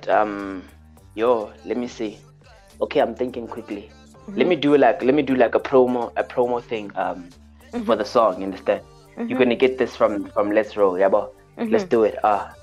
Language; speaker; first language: English; early bilingual, other home language; Xhosa